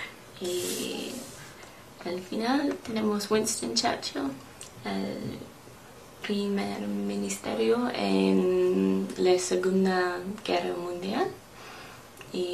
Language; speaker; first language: Spanish; non-native, learner; English